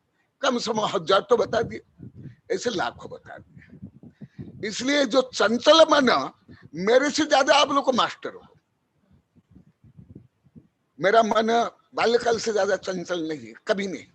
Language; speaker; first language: Hindi; native; Hindi